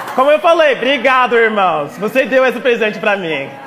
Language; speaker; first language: Portuguese; non-native, fluent; English